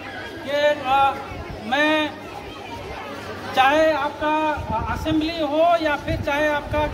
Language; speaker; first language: Hindi; non-native, local second language; Odia